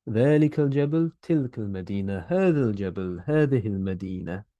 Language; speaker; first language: Arabic; non-native, fluent; English